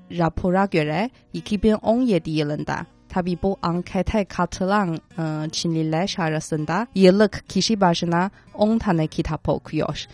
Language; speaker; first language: Turkish; non-native, fluent; Chinese